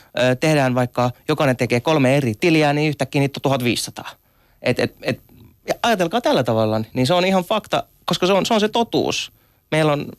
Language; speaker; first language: Finnish; early bilingual, other home language; Arabic